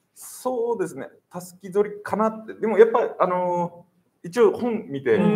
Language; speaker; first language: Japanese; native; Japanese